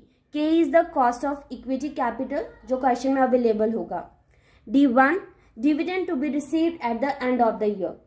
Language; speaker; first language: Hindi; native; Hindi